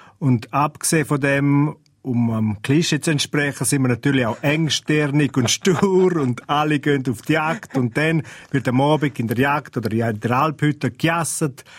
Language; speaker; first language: German; non-native, local second language; Romansh